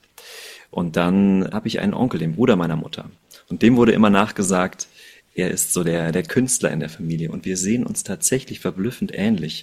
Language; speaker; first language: German; native; German